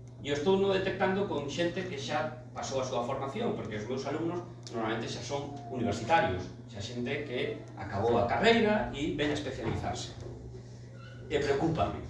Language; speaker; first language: Galician; non-native, local second language; Spanish